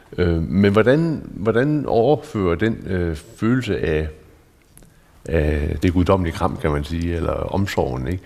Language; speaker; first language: Danish; native; Danish